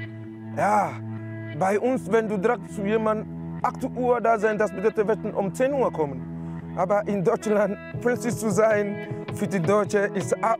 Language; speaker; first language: German; non-native, learner; French